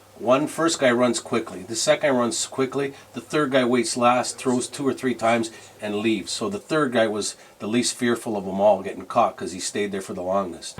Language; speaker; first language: English; native; English